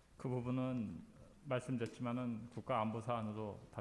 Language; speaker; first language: Korean; native; Korean